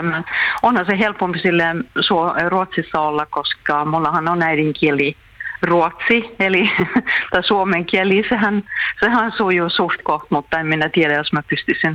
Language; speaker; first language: Finnish; non-native, local second language; Swedish